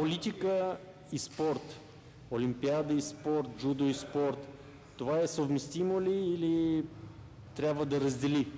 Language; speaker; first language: Bulgarian; non-native, learner; Russian